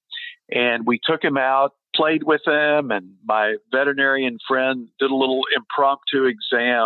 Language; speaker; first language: English; native; English